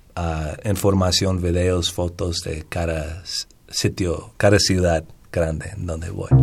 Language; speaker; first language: Spanish; non-native, fluent; English